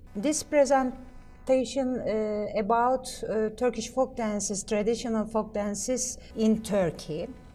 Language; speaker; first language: English; non-native, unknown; Turkish